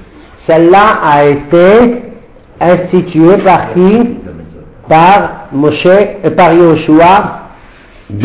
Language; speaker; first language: French; native; French